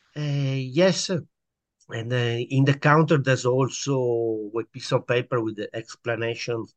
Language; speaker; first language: English; non-native, learner; Italian